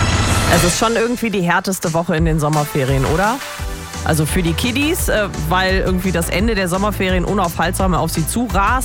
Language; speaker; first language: German; native; German